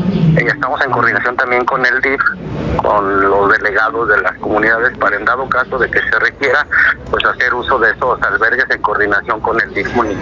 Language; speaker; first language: Spanish; native; Spanish